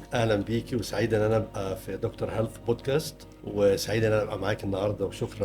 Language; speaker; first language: Arabic; native; Arabic